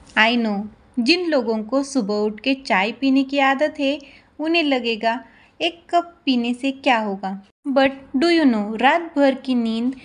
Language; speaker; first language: Hindi; non-native, local second language; Marathi